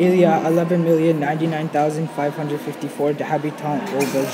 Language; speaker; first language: French; non-native, learner; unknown